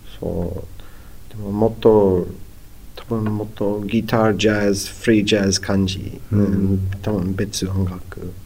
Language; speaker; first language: Japanese; non-native, learner; English